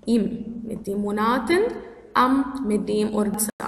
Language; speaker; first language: German; non-native, fluent; Arabic